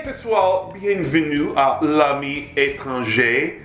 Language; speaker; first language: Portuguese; non-native, fluent; English